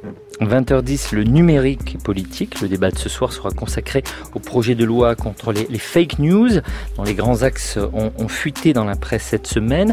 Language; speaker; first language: French; native; French